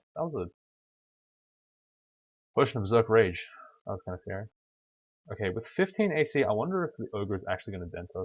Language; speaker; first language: English; native; English